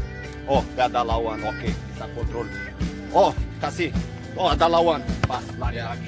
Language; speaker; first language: Indonesian; non-native, fluent; Portuguese